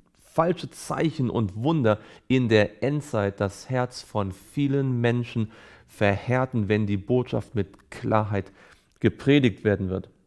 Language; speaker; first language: German; native; German